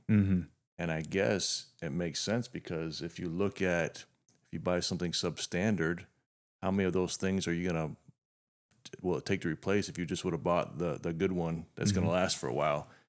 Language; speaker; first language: English; native; English